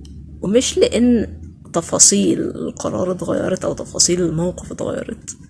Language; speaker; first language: Arabic; native; Arabic